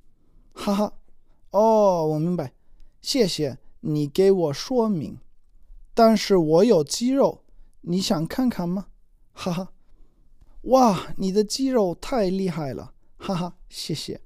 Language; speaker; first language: Chinese; non-native, learner; English